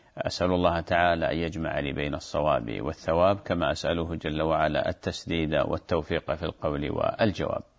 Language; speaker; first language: Arabic; native; Arabic